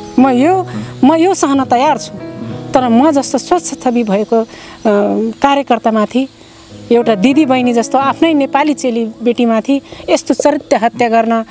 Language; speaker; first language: Nepali; non-native, local second language; Dangaura Tharu